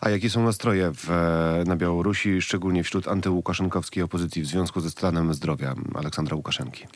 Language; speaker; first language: Polish; native; Polish